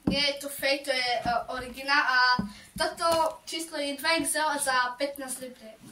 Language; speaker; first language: Slovak; non-native, local second language; Romany